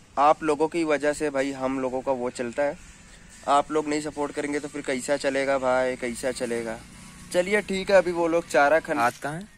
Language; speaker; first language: Hindi; native; Hindi